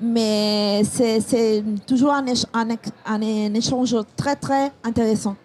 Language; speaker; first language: French; non-native, fluent; Italian